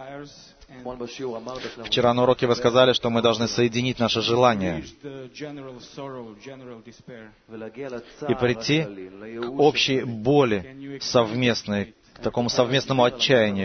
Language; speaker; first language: Russian; native; Russian